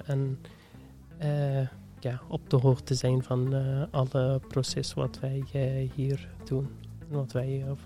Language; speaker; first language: Dutch; non-native, fluent; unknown